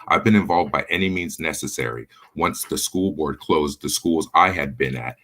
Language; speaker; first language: English; native; English